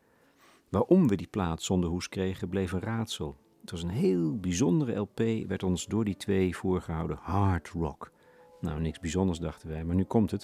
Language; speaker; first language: Dutch; native; Dutch